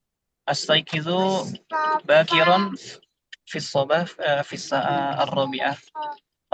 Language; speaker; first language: Arabic; non-native, learner; Indonesian